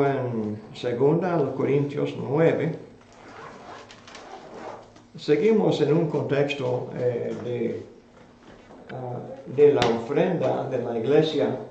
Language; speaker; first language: Spanish; non-native, fluent; English